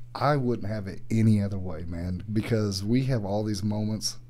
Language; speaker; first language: English; native; English